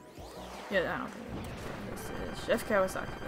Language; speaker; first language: English; native; English